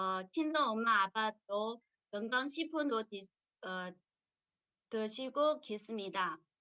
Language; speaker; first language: Korean; non-native, learner; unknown